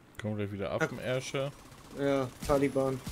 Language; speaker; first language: German; native; German